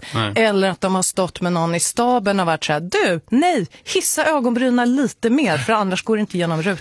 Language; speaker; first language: Swedish; native; Swedish